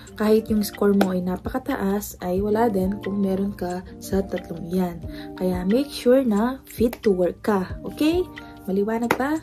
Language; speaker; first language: Filipino; non-native, local second language; Pampanga